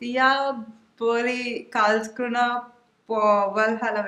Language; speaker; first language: Swedish; non-native, learner; Telugu